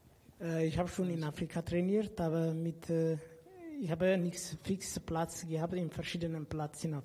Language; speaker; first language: German; non-native, fluent; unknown